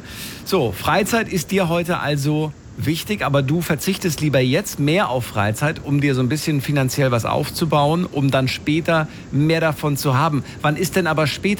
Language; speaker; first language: German; native; German